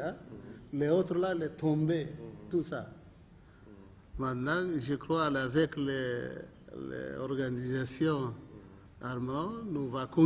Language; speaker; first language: French; non-native, learner; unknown